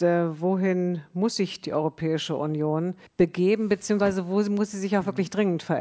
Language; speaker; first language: German; native; German